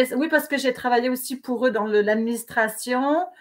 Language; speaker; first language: French; native; French